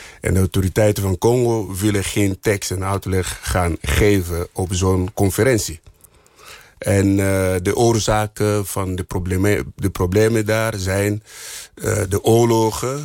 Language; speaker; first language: Dutch; non-native, fluent; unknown